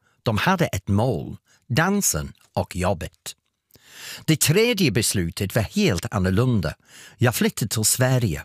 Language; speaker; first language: Swedish; non-native, fluent; English